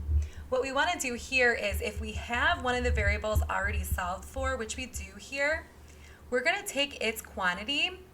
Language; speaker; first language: English; native; English